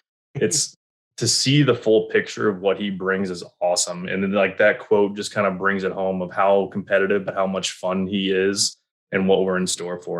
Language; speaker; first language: English; native; English